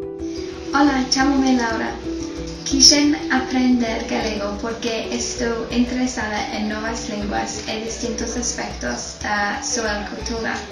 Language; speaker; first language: Galician; non-native, learner; English